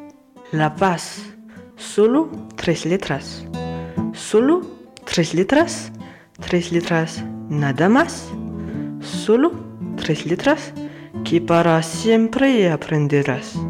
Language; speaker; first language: Spanish; non-native, learner; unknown